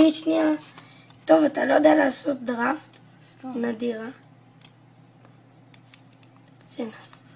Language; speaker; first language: Hebrew; native; Hebrew